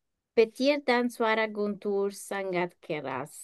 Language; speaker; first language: Indonesian; non-native, learner; English